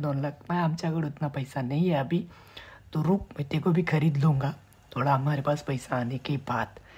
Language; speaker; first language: Hindi; non-native, local second language; Marathi